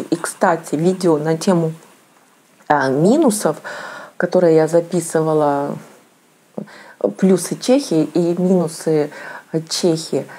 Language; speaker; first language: Russian; native; Russian